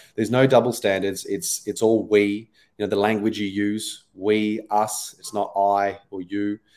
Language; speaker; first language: English; native; English